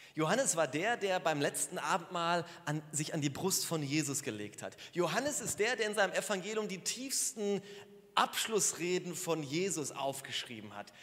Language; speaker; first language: German; native; German